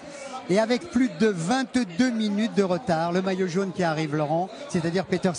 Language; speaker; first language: French; native; French